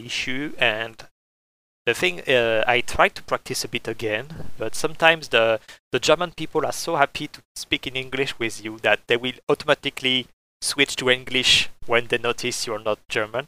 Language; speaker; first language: English; non-native, fluent; French